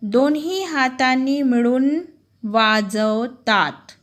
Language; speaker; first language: Marathi; non-native, local second language; Urdu